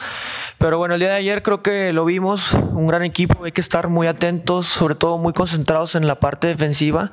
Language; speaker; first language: Spanish; native; Spanish